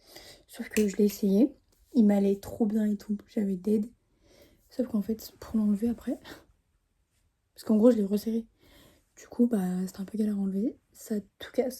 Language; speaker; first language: French; native; French